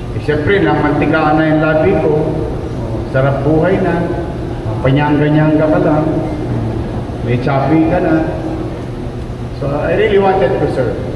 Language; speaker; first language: Filipino; native; Filipino